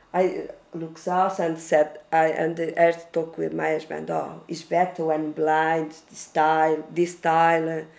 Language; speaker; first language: English; non-native, learner; Portuguese